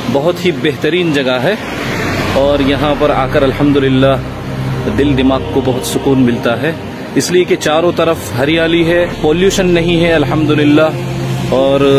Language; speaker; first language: Hindi; non-native, local second language; Gujarati